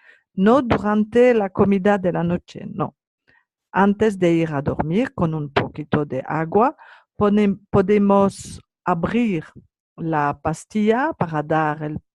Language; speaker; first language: Spanish; non-native, learner; French